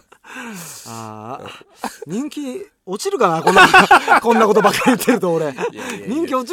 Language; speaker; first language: Japanese; native; Japanese